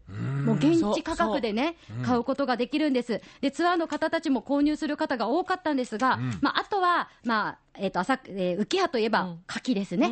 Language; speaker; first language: Japanese; native; Japanese